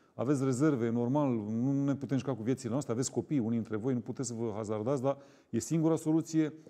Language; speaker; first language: Romanian; native; Romanian